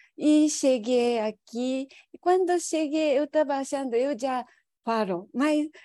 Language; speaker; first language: Portuguese; non-native, learner; Japanese